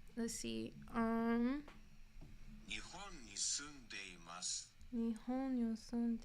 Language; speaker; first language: Japanese; non-native, learner; English